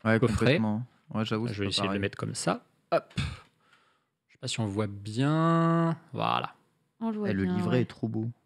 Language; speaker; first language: French; native; French